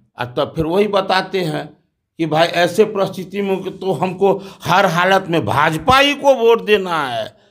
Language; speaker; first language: Hindi; native; Hindi